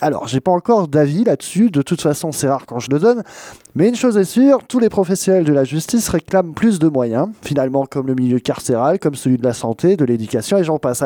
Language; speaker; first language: French; native; French